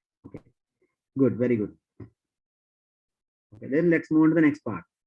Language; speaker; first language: English; non-native, local second language; Sinhala